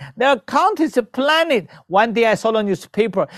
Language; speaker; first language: English; non-native, learner; Chinese